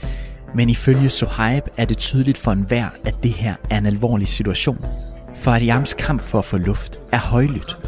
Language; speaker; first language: Danish; native; Danish